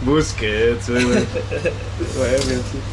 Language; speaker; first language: French; non-native, learner; Spanish